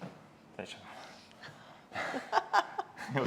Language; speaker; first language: Chinese; non-native, learner; English